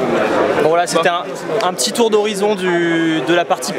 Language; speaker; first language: French; native; French